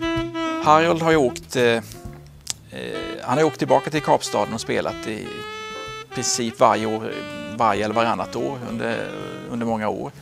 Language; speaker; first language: Swedish; native; Swedish